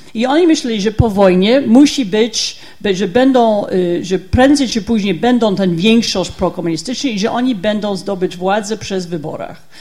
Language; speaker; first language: Polish; non-native, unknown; English